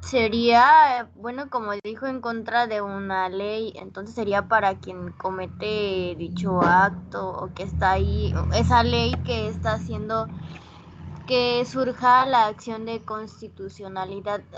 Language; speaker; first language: Spanish; native; Spanish